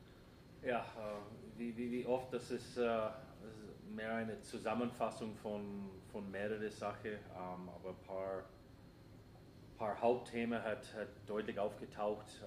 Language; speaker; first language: German; non-native, fluent; English